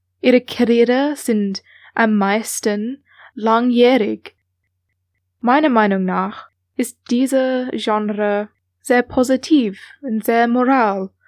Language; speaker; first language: German; non-native, learner; English